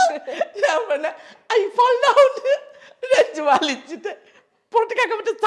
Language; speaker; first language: Malayalam; non-native, fluent; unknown